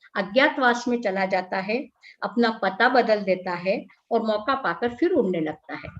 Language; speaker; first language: Hindi; non-native, local second language; Marathi